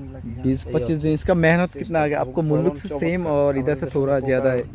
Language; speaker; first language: Hindi; non-native, learner; Bangla